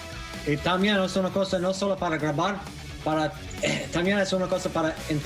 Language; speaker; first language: Spanish; non-native, fluent; English